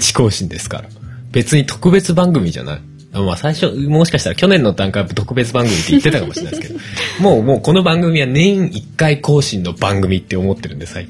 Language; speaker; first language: Japanese; native; Japanese